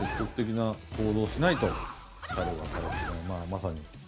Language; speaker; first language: Japanese; native; Japanese